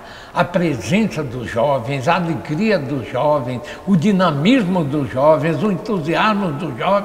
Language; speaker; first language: Portuguese; native; Portuguese